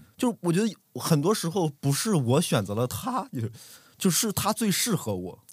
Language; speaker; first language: Chinese; native; Chinese